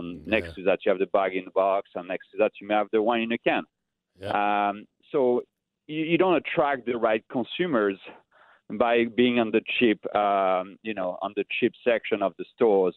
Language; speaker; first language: English; non-native, fluent; French